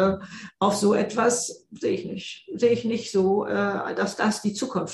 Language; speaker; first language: German; native; German